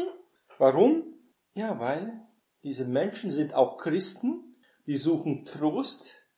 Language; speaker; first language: German; non-native, fluent; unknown